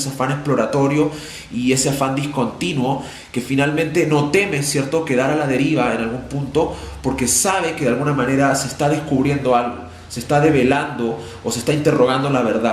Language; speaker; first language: Spanish; native; Spanish